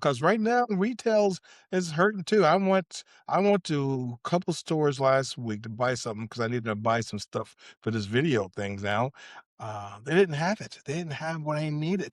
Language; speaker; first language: English; native; English